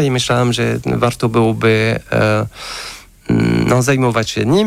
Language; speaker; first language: Polish; non-native, fluent; French